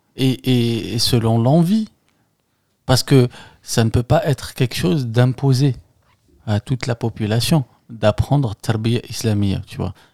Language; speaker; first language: French; non-native, local second language; Arabic